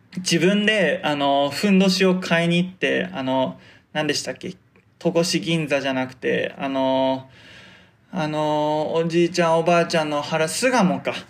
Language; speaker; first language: Japanese; native; Japanese